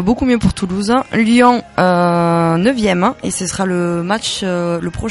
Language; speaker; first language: French; native; French